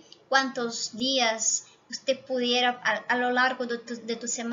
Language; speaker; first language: Spanish; non-native, fluent; Portuguese